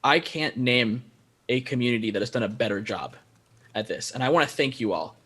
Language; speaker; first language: English; native; English